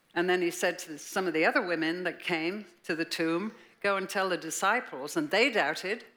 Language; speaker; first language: English; native; English